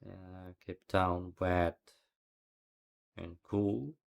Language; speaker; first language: English; non-native, learner; Ukrainian